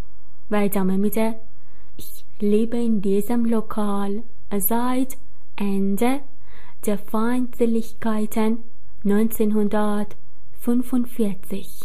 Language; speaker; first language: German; non-native, fluent; Persian